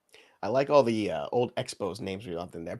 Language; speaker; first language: English; native; English